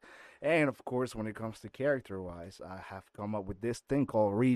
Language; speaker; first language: English; non-native, fluent; Spanish